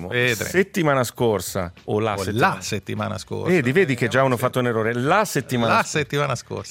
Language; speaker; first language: Italian; native; Italian